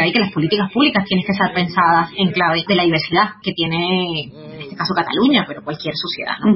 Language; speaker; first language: Spanish; native; Spanish